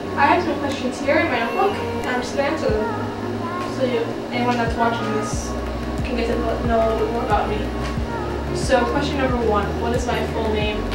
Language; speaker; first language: English; native; English